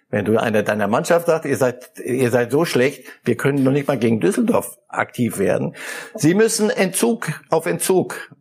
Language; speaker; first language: German; early bilingual, other home language; Polish